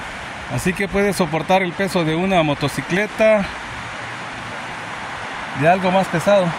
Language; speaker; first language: Spanish; native; Spanish